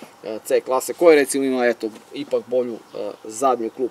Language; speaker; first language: Serbian; native; Serbian